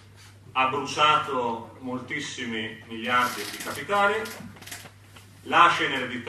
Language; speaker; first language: Italian; native; Italian